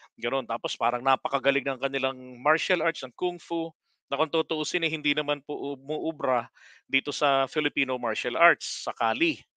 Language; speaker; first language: Filipino; native; Filipino